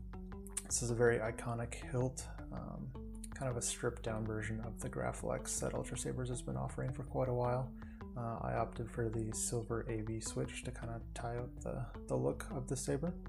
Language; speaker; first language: English; native; English